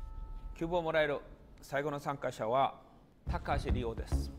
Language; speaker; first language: Japanese; non-native, learner; Korean